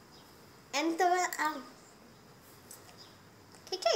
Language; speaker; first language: Portuguese; native; Portuguese